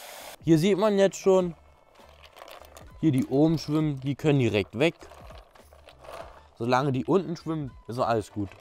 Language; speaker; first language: German; native; German